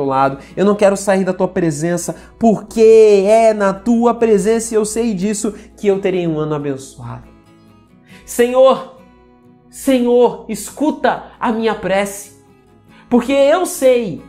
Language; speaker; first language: Portuguese; native; Portuguese